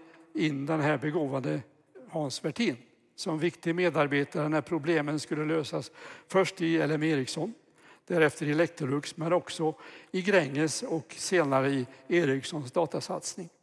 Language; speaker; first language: Swedish; native; Swedish